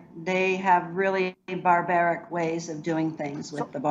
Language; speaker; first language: English; native; English